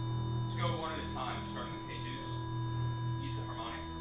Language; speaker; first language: English; native; English